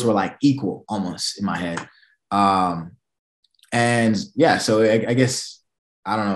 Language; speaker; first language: English; native; English